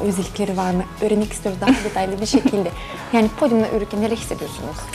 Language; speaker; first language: Turkish; non-native, fluent; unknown